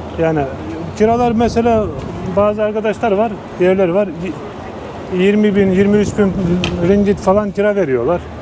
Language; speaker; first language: Turkish; native; Turkish